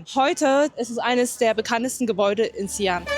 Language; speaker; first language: German; native; German